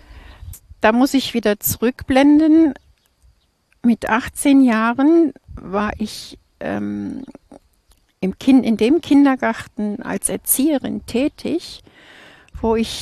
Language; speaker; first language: German; native; German